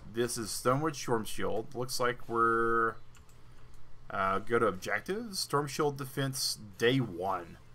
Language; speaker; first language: English; native; English